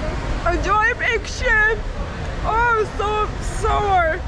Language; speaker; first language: English; non-native, learner; Turkish